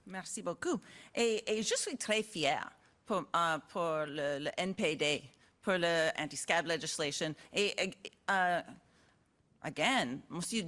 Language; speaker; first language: French; non-native, learner; English